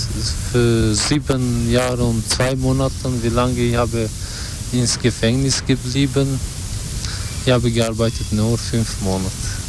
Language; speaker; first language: German; non-native, learner; Albanian